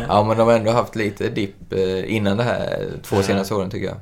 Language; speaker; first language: Swedish; native; Swedish